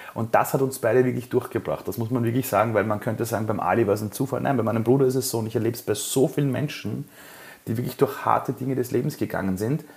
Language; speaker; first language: German; early bilingual, other home language; Persian